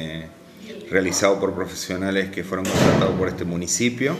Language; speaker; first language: Spanish; native; Spanish